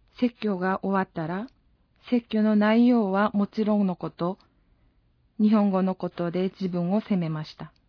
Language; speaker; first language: Japanese; non-native, fluent; Korean